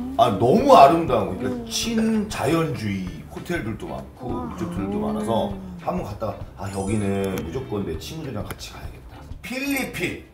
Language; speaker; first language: Korean; native; Korean